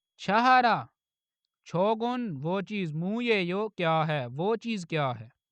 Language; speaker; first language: Urdu; native; Urdu